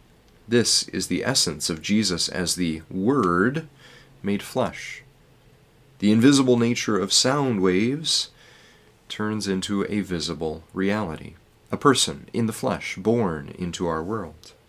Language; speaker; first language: English; native; English